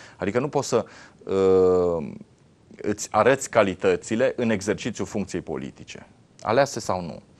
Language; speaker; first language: Romanian; native; Romanian